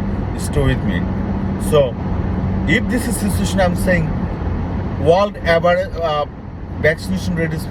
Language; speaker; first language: English; non-native, local second language; Bangla